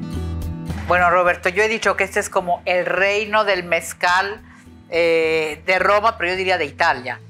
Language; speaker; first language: Spanish; native; Spanish